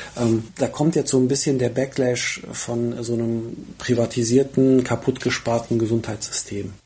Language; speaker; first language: German; early bilingual, other home language; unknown